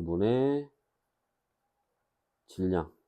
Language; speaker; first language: Korean; native; Korean